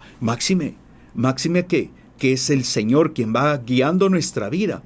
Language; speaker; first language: Spanish; native; Spanish